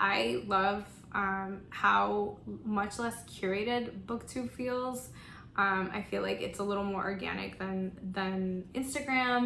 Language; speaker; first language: English; non-native, local second language; Spanish